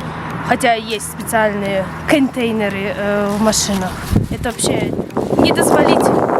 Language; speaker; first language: Russian; early bilingual, heritage; Russian